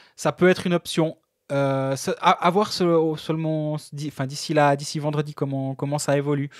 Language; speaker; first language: French; native; French